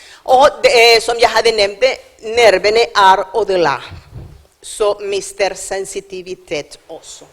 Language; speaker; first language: Norwegian; non-native, learner; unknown